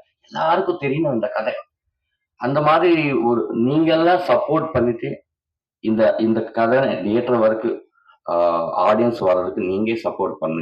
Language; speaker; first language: Tamil; non-native, learner; Telugu